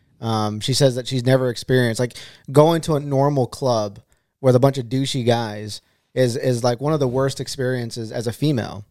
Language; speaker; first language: English; native; English